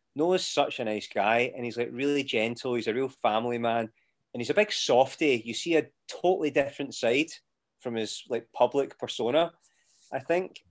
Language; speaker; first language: English; native; English